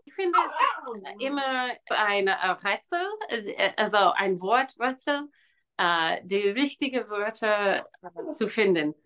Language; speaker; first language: German; non-native, fluent; English